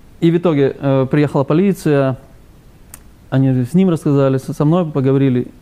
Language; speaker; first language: Russian; native; Russian